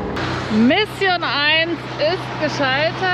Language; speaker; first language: German; native; German